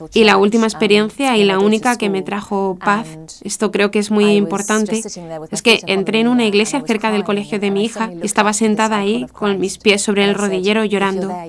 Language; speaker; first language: Spanish; non-native, fluent; English